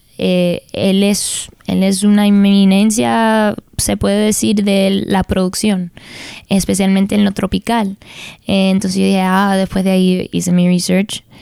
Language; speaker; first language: Spanish; early bilingual, heritage; Spanish